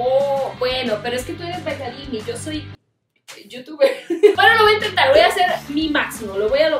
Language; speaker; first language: Spanish; early bilingual, other home language; Portuguese